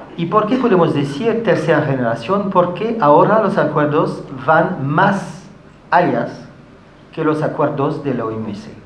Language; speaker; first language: Spanish; non-native, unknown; French